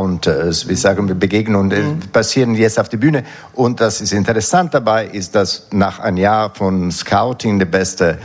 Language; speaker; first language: German; non-native, fluent; Italian